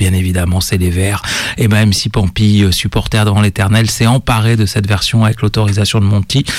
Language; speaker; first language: French; native; French